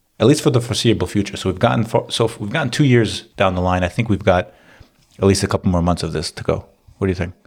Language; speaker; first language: English; native; English